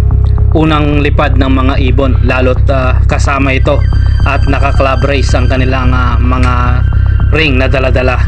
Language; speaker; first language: Filipino; native; Filipino